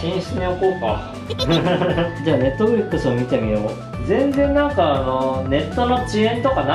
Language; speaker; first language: Japanese; native; Japanese